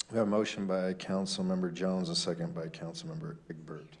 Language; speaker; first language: English; native; English